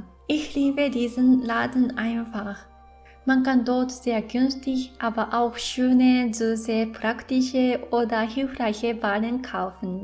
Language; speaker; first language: German; non-native, fluent; Japanese